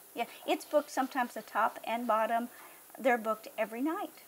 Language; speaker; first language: English; native; English